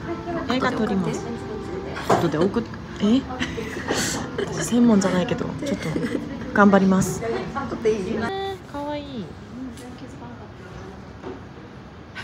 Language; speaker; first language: Japanese; non-native, fluent; Korean